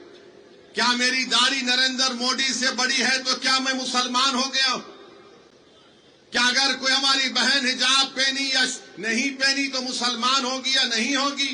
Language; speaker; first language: Urdu; native; Urdu